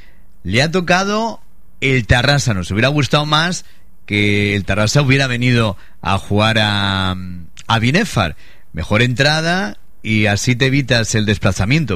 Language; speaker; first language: Spanish; native; Spanish